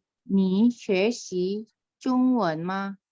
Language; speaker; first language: Chinese; non-native, learner; Indonesian